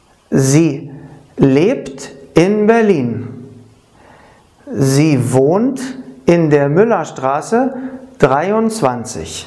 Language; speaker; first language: German; non-native, fluent; Arabic